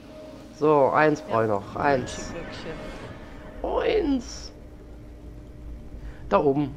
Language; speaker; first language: German; native; German